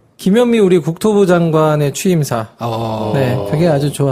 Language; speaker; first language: Korean; native; Korean